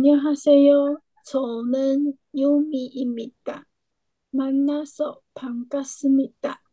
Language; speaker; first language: Korean; non-native, learner; Chinese